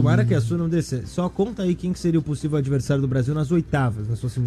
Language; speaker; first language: Portuguese; native; Portuguese